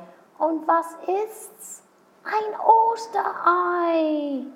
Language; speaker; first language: German; non-native, fluent; English